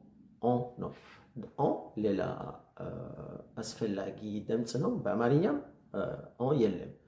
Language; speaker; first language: Amharic; non-native, learner; French